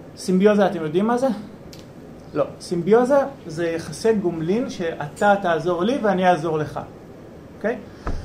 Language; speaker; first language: Hebrew; native; Hebrew